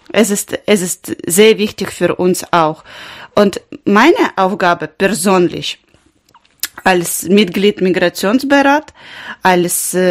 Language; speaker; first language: German; non-native, learner; Ukrainian